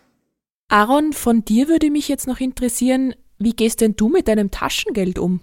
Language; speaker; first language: German; native; German